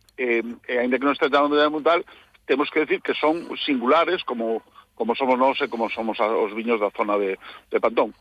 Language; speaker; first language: Galician; non-native, local second language; Spanish